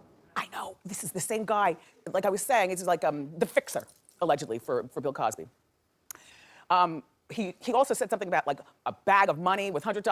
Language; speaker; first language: English; native; English